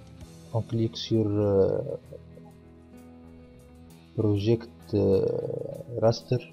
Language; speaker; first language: French; non-native, local second language; Arabic